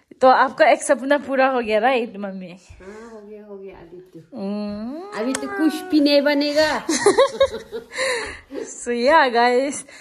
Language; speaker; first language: Hindi; non-native, local second language; Tibetan